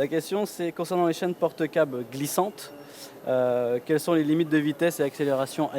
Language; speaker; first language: French; native; French